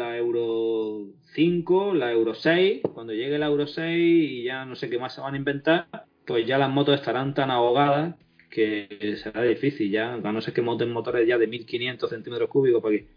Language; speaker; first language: Spanish; native; Spanish